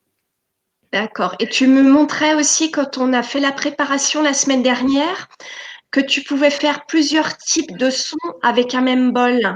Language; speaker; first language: French; native; French